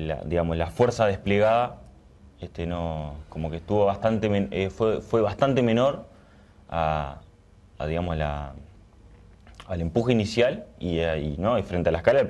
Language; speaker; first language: Spanish; native; Spanish